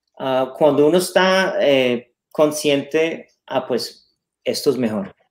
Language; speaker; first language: Spanish; non-native, fluent; English